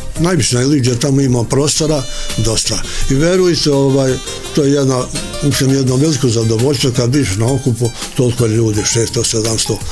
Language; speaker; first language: Bosnian; non-native, local second language; Albanian